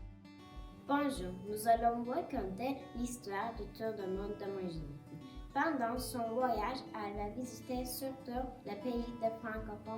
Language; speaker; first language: French; non-native, learner; Turkish